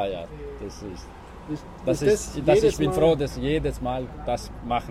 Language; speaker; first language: German; non-native, local second language; Italian